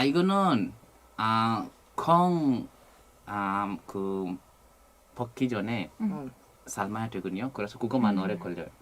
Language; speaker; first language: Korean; non-native, fluent; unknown